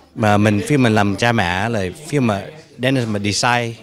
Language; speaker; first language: Vietnamese; early bilingual, heritage; Vietnamese